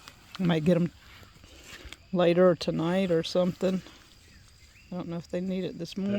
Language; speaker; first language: English; native; English